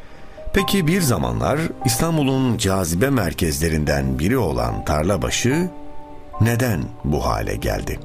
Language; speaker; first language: Turkish; native; Turkish